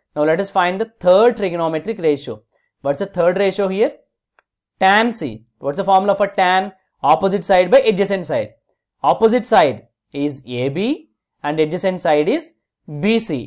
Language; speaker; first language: English; non-native, local second language; Telugu